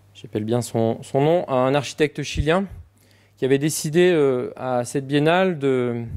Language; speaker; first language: French; native; French